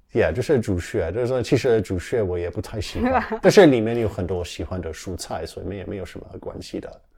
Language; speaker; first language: Chinese; non-native, fluent; English